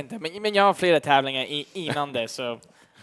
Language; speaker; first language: Swedish; early bilingual, heritage; English